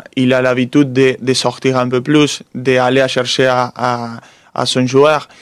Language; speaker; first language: French; non-native, fluent; Spanish